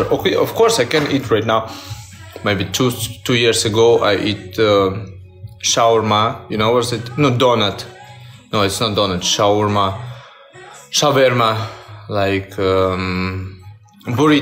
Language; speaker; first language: English; non-native, learner; Russian